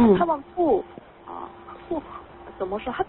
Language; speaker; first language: Chinese; non-native, learner; Korean